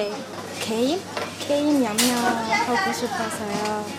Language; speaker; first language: Korean; non-native, learner; Chinese